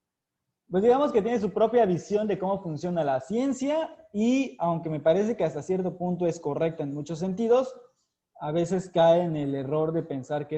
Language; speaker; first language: Spanish; native; Spanish